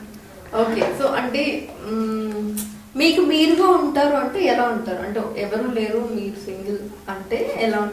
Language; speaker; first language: Telugu; native; Telugu